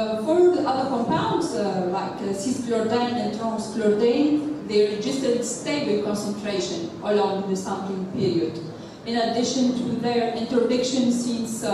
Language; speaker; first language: English; non-native, local second language; Arabic